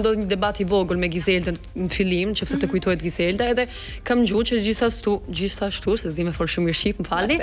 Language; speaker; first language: Albanian; native; Albanian